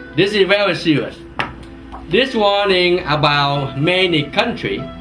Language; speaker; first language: English; non-native, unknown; Vietnamese